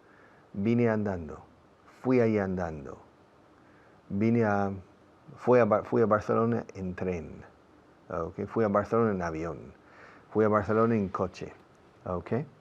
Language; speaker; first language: Spanish; non-native, fluent; English